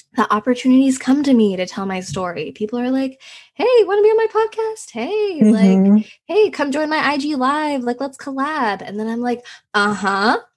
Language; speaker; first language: English; early bilingual, other home language; Nepali